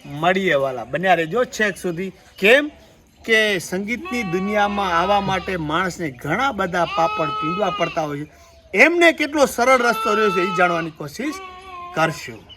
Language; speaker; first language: Gujarati; native; Gujarati